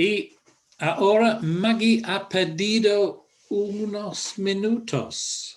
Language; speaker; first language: Spanish; non-native, fluent; English